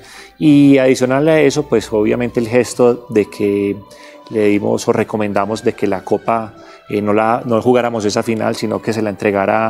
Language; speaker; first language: Spanish; native; Spanish